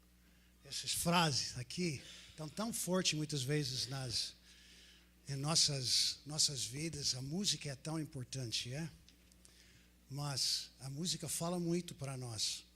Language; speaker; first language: Portuguese; non-native, fluent; English